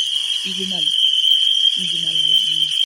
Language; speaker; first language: French; native; French